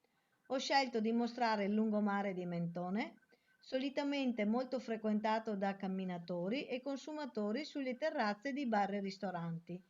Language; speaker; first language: Italian; native; Italian